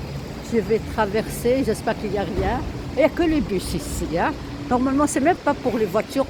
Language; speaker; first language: French; non-native, local second language; Arabic